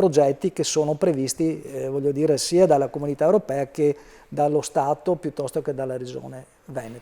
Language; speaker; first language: Italian; native; Italian